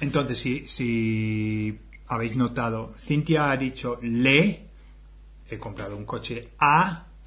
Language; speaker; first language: Spanish; non-native, fluent; English